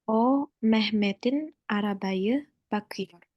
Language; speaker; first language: Turkish; non-native, learner; Indonesian